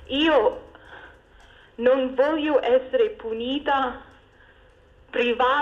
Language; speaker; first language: Italian; non-native, fluent; English